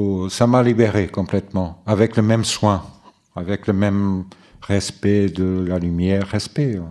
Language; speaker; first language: French; non-native, fluent; Portuguese